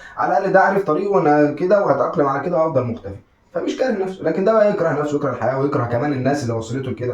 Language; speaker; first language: Arabic; native; Arabic